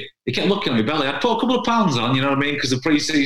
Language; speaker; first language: English; native; English